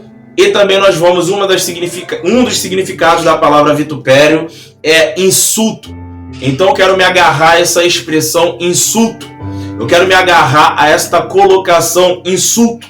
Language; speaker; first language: Portuguese; native; Portuguese